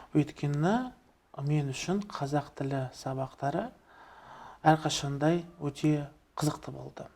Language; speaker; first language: Kazakh; non-native, local second language; Russian